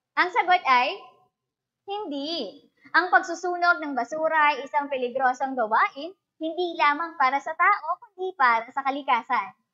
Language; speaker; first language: Filipino; native; Filipino